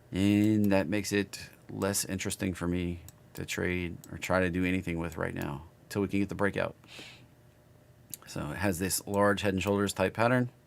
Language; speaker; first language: English; native; English